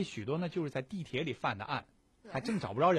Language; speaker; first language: Chinese; native; Chinese